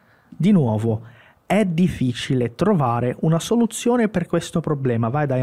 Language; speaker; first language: Italian; non-native, fluent; Portuguese